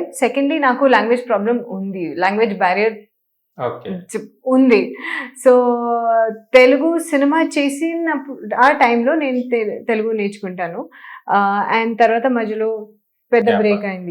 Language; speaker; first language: Telugu; non-native, learner; Hindi